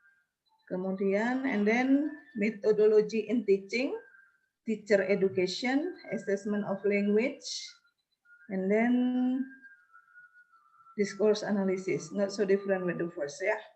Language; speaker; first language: English; non-native, learner; Indonesian